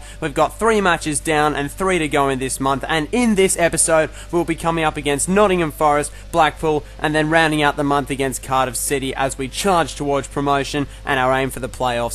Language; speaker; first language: English; native; English